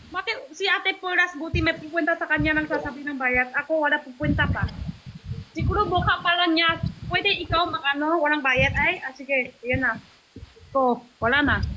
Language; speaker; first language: Filipino; non-native, learner; Chinese